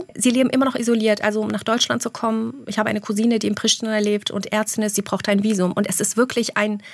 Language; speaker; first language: German; early bilingual, other home language; Albanian